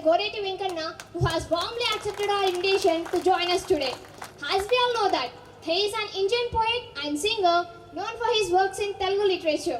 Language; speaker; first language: English; non-native, local second language; Telugu